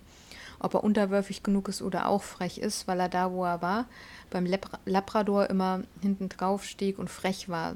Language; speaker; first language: German; native; German